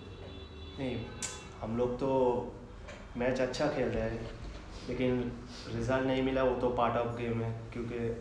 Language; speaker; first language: Hindi; non-native, local second language; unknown